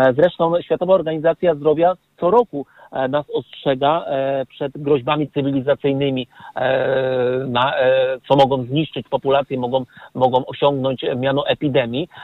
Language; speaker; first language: Polish; native; Polish